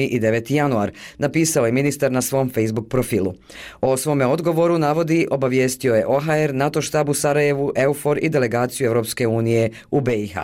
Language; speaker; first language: Serbian; native; Serbian